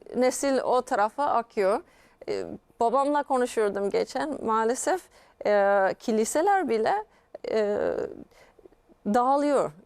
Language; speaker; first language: Turkish; non-native, fluent; English